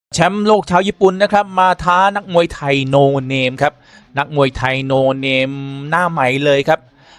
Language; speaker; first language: Thai; native; Thai